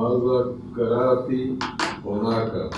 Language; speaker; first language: Arabic; non-native, learner; Urdu